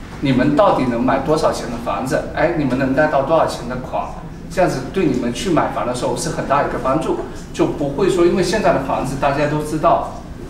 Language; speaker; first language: Chinese; native; Chinese